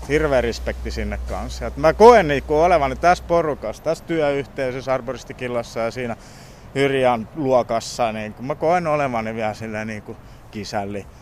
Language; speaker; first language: Finnish; early bilingual, heritage; Finnish